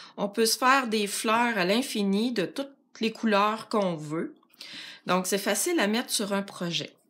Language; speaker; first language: French; native; French